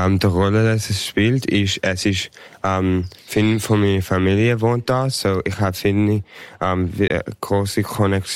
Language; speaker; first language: German; early bilingual, heritage; English